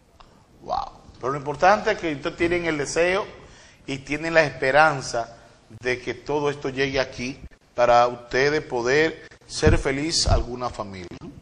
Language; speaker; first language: Spanish; native; Spanish